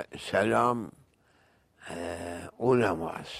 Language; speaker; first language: English; non-native, fluent; Turkish